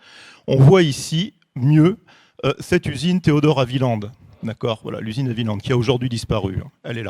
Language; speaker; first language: French; native; French